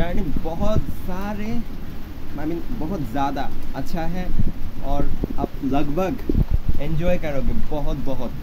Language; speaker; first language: Hindi; non-native, learner; Bangla